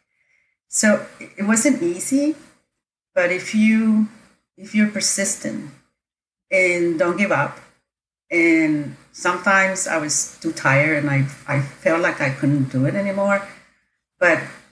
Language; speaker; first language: English; non-native, fluent; Spanish